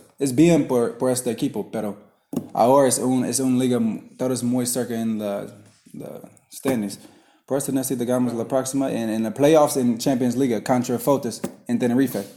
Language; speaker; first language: Spanish; non-native, learner; English